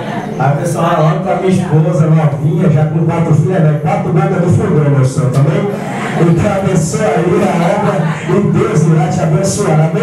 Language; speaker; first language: Portuguese; native; Portuguese